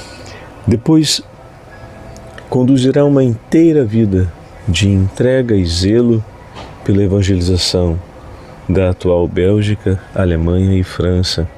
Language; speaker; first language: Portuguese; native; Portuguese